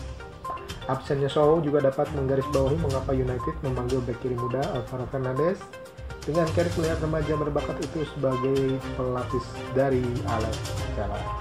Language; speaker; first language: Indonesian; native; Indonesian